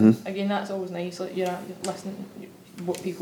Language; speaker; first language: English; native; English